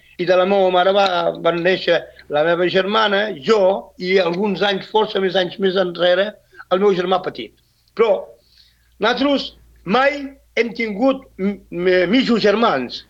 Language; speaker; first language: Catalan; non-native, local second language; French